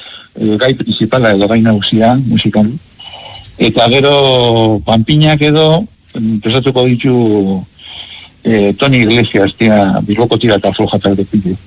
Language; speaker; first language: Basque; non-native, local second language; Spanish